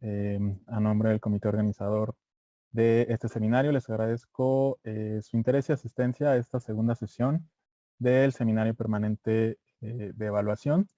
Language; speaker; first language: Spanish; native; Spanish